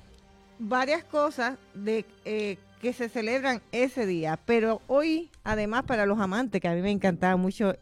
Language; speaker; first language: Spanish; native; Spanish